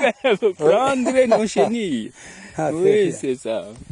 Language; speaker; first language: French; non-native, local second language; Kongo